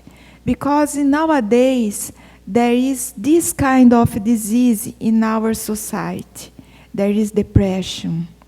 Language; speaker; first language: English; non-native, fluent; Portuguese